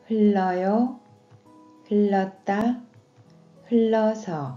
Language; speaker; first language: Korean; non-native, fluent; Japanese